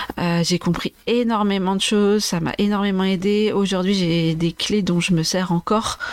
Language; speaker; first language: French; native; French